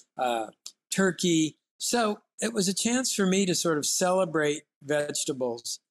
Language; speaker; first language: English; native; English